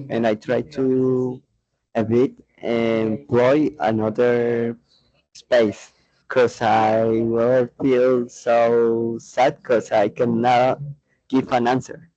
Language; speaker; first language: English; non-native, learner; Spanish